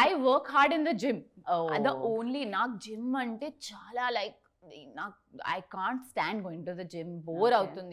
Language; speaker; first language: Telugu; non-native, learner; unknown